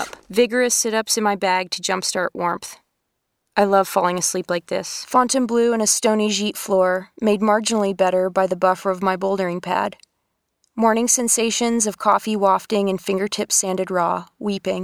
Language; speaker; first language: English; native; English